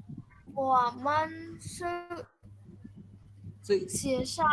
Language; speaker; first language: Chinese; non-native, learner; Khmer